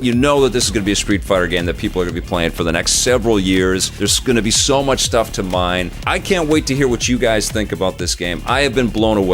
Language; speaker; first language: English; native; English